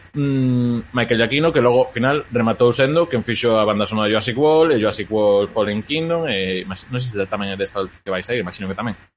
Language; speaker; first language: Galician; non-native, local second language; Spanish